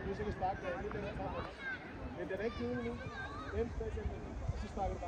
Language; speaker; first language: Danish; native; Danish